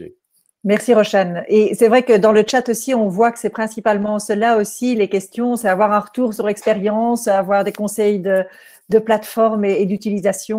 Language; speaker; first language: French; native; French